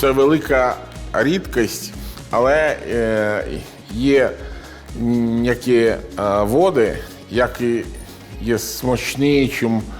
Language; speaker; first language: Ukrainian; non-native, learner; Italian